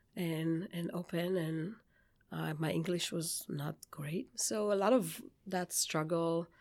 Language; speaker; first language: English; non-native, fluent; Hebrew